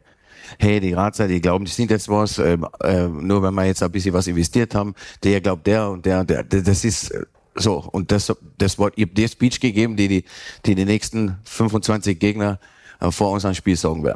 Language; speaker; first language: German; native; German